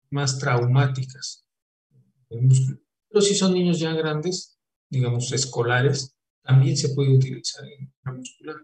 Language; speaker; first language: Spanish; native; Spanish